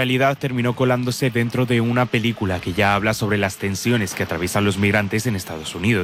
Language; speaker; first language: Spanish; native; Spanish